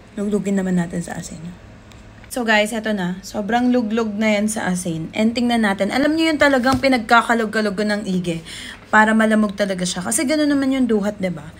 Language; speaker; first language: Filipino; native; Filipino